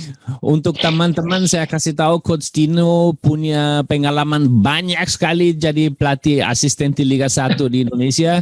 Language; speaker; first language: Indonesian; non-native, learner; German